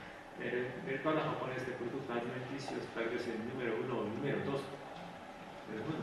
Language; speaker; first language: Spanish; non-native, fluent; Japanese